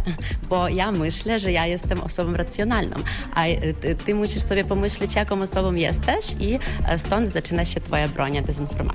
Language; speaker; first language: Polish; non-native, fluent; Ukrainian